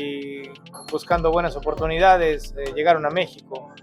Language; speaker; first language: Spanish; early bilingual, heritage; Spanish